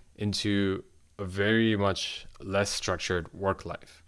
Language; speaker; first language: English; early bilingual, other home language; Korean